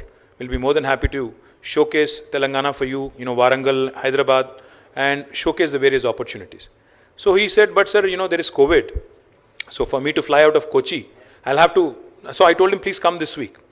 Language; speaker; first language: English; non-native, local second language; Telugu